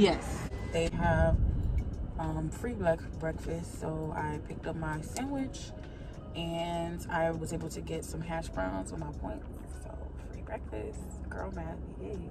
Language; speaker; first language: English; native; English